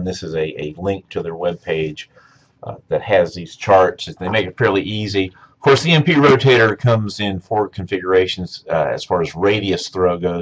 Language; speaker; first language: English; native; English